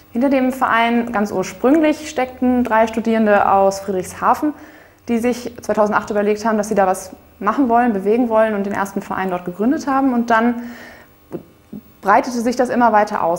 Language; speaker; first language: German; native; German